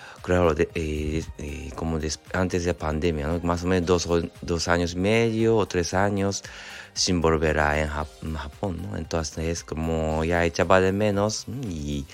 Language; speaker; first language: Spanish; non-native, learner; Japanese